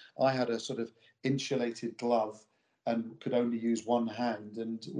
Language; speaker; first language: English; native; English